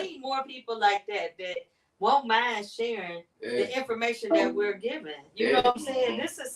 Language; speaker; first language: English; native; English